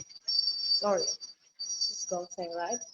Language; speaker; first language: English; non-native, learner; Indonesian